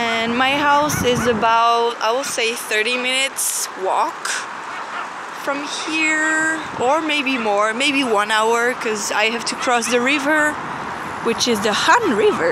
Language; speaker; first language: English; non-native, fluent; French